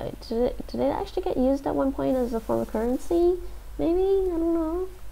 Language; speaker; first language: English; native; English